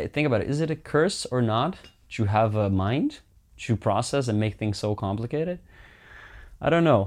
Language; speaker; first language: English; early bilingual, heritage; Finnish